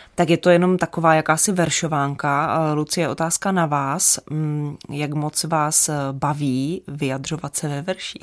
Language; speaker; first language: Czech; native; Czech